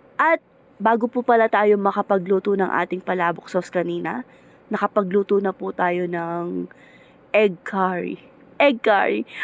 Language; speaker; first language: Filipino; native; Filipino